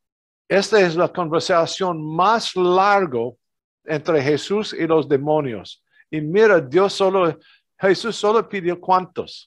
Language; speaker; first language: Spanish; non-native, fluent; English